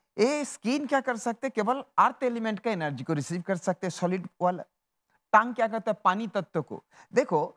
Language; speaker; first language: Hindi; non-native, local second language; Bangla